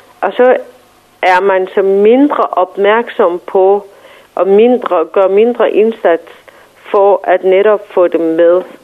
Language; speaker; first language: Danish; non-native, fluent; Persian